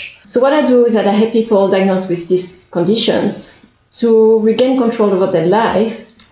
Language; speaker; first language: English; non-native, fluent; French